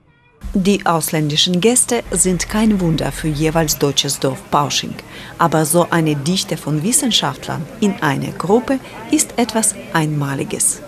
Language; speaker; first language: German; non-native, fluent; Ukrainian